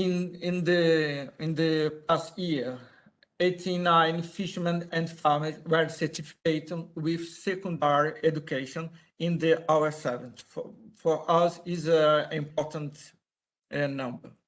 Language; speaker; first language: English; non-native, learner; Portuguese